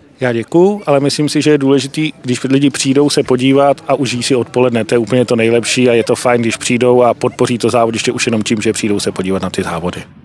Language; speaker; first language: Czech; native; Czech